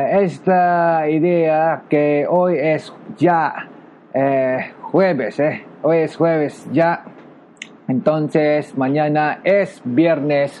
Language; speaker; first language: Spanish; non-native, learner; Filipino